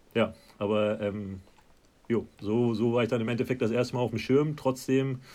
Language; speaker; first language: German; native; German